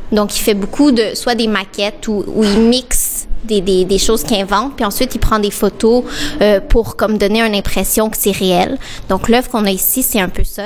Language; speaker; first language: French; native; French